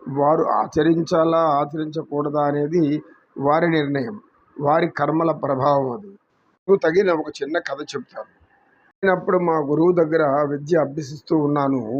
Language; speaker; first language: Telugu; native; Telugu